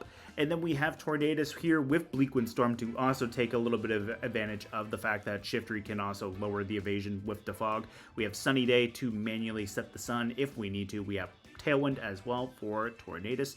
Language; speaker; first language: English; native; English